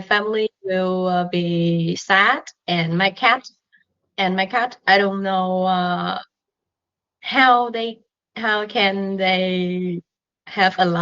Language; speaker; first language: English; non-native, learner; Vietnamese